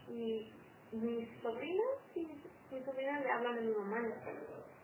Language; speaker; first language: Spanish; native; Spanish